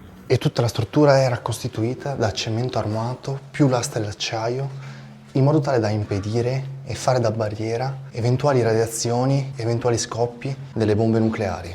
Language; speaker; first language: Italian; native; Italian